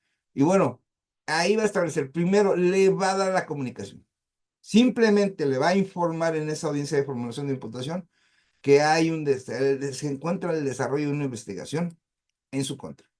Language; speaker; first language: Spanish; native; Spanish